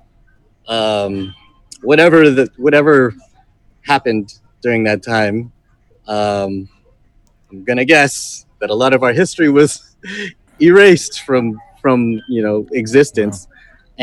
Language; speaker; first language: English; native; English